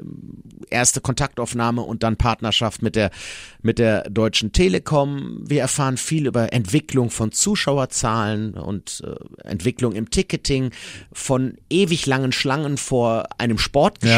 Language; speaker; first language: German; native; German